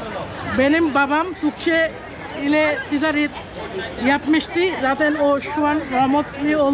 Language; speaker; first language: Turkish; non-native, fluent; Bangla